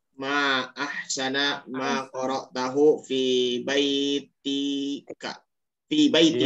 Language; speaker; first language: Arabic; non-native, fluent; Indonesian